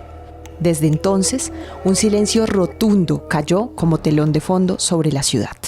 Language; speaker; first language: Spanish; native; Spanish